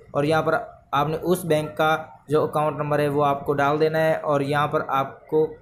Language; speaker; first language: Hindi; native; Hindi